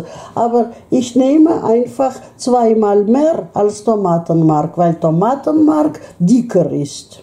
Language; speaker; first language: German; non-native, fluent; Russian